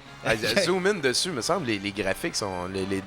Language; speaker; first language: French; native; French